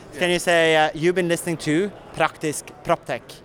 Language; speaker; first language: English; non-native, fluent; Norwegian